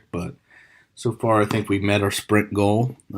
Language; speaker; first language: English; native; English